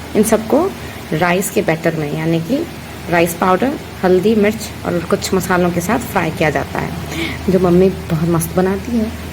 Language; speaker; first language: Hindi; non-native, local second language; Odia